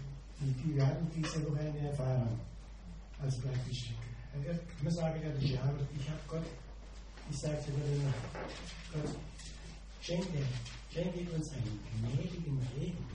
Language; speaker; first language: German; non-native, fluent; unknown